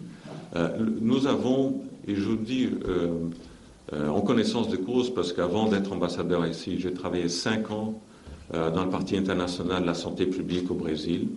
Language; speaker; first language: French; non-native, fluent; Portuguese